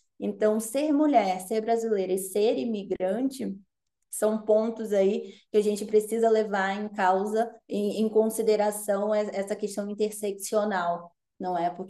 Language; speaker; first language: Portuguese; native; Portuguese